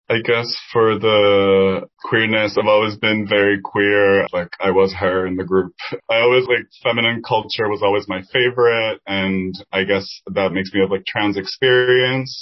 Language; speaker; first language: English; non-native, fluent; Spanish